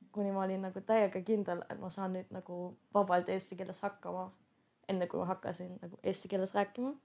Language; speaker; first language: Estonian; non-native, fluent; German